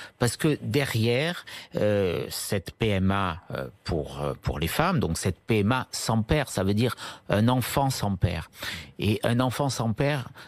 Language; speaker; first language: French; native; French